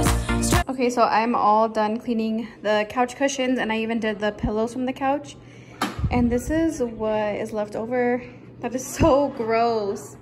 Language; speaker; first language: English; native; English